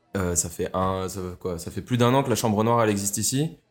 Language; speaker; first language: French; native; French